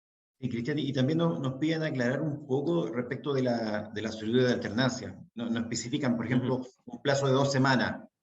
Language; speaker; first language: Spanish; native; Spanish